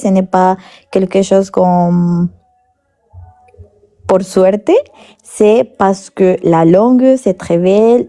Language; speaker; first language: French; non-native, learner; Spanish